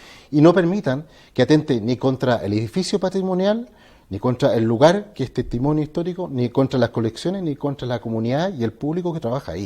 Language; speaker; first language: Spanish; native; Spanish